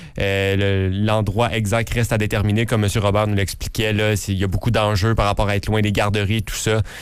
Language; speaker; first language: French; native; French